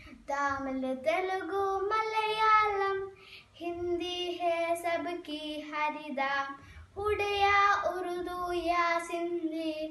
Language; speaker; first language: Hindi; non-native, local second language; Malayalam